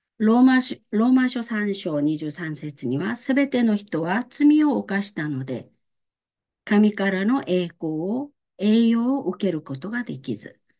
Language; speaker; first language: Japanese; non-native, fluent; Korean